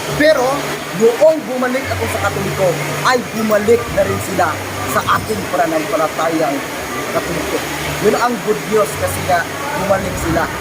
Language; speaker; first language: Filipino; non-native, local second language; Cebuano